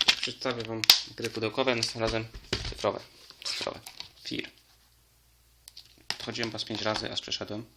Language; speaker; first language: Polish; native; Polish